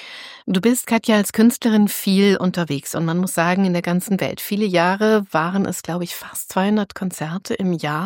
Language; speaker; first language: German; native; German